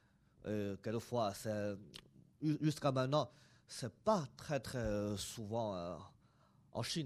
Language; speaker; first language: French; non-native, fluent; Chinese